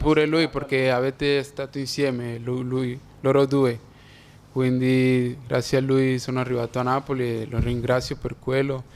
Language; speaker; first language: Italian; non-native, fluent; Spanish